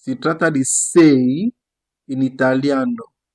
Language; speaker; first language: Italian; non-native, fluent; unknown